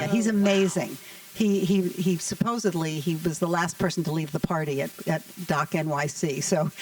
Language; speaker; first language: English; native; English